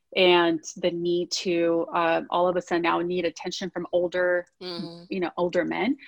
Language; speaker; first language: English; early bilingual, other home language; Portuguese